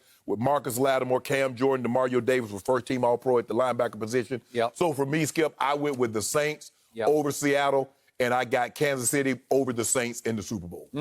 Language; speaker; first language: English; native; English